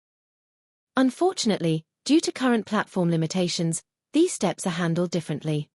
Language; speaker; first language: English; non-native, fluent; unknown